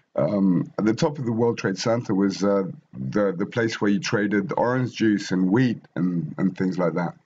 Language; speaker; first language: English; non-native, fluent; French